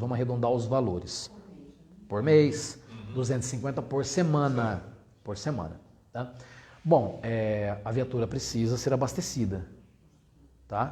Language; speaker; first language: Portuguese; native; Portuguese